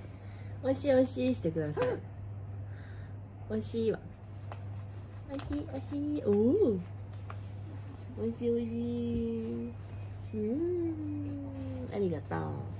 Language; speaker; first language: Japanese; native; Japanese